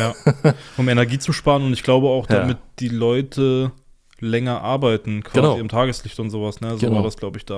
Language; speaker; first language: German; native; German